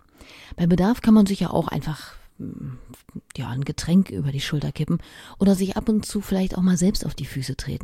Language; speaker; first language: German; native; German